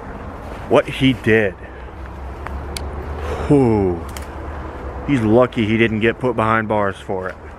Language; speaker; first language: English; native; English